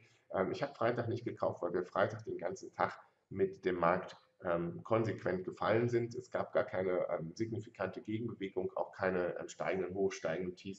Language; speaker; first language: German; native; German